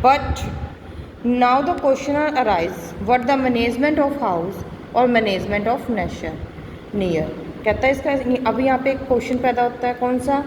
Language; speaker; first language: Hindi; native; Hindi